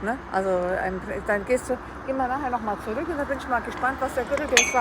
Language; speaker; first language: German; native; German